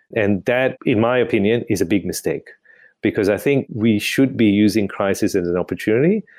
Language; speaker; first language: English; non-native, local second language; Tamil